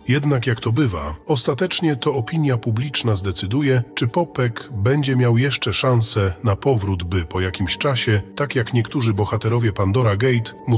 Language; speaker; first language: Polish; native; Polish